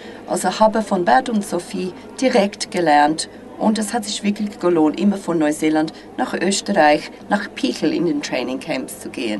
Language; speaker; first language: German; non-native, fluent; English